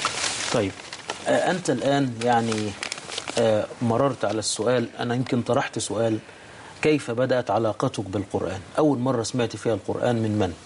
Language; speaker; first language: Arabic; native; Arabic